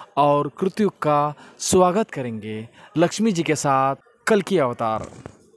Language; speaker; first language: Hindi; non-native, local second language; Kannada